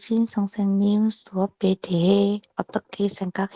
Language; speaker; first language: Korean; non-native, learner; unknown